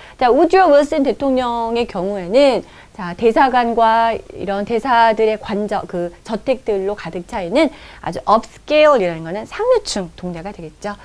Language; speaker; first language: Korean; native; Korean